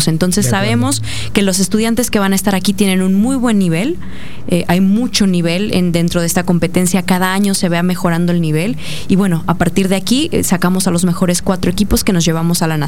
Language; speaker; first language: Spanish; native; Spanish